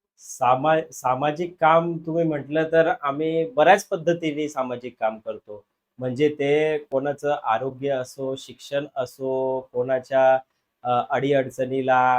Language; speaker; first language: Marathi; non-native, local second language; Hindi